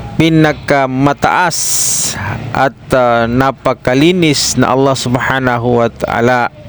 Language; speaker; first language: Filipino; non-native, local second language; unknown